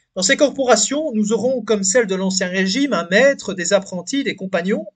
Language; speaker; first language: French; native; French